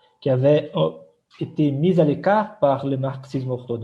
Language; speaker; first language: French; non-native, fluent; Portuguese